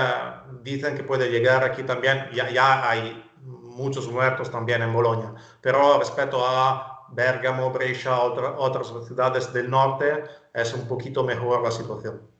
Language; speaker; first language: Spanish; non-native, fluent; Italian